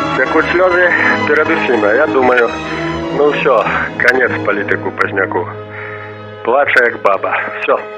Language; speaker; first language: Belarusian; native; Belarusian